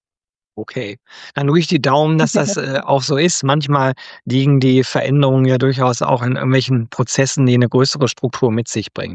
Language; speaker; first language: German; native; German